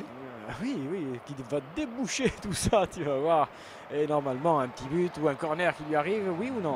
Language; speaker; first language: French; native; French